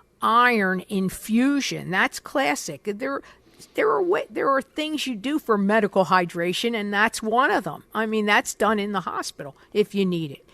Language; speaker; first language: English; native; English